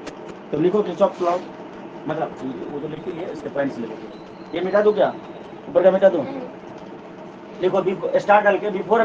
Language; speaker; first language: Hindi; native; Hindi